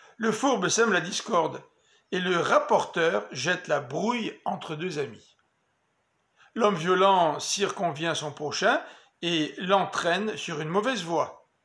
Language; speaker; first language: French; native; French